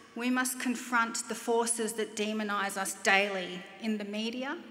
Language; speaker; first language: English; native; English